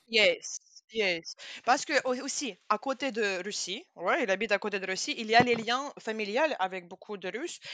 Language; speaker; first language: French; non-native, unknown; Russian